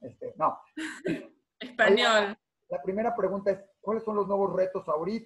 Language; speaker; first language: Spanish; native; Spanish